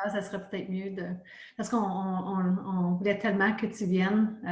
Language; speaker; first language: French; native; French